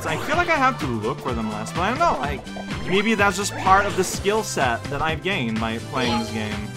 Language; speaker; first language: English; native; English